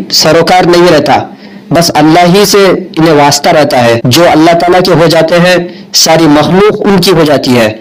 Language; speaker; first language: Hindi; native; Hindi